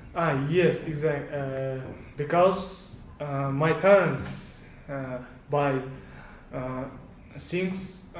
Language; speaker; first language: English; non-native, learner; Kazakh